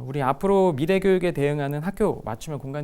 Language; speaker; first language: Korean; native; Korean